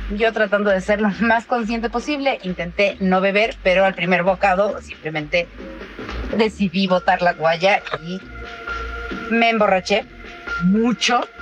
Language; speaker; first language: Spanish; native; Spanish